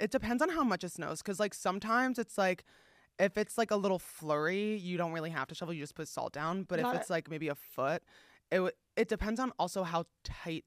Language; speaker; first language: English; native; English